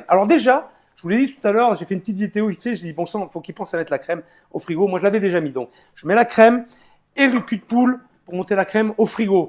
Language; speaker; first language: French; native; French